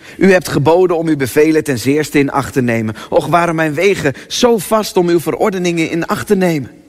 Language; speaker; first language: Dutch; native; Dutch